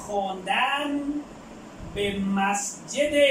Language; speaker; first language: Persian; non-native, fluent; Urdu